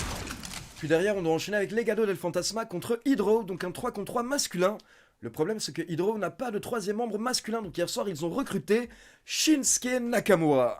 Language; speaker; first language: French; native; French